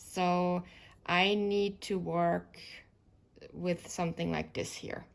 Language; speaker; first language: English; non-native, fluent; German